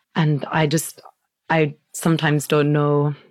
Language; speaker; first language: English; non-native, fluent; Italian